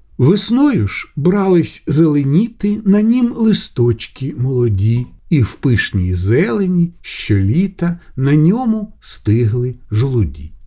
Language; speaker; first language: Ukrainian; non-native, local second language; Russian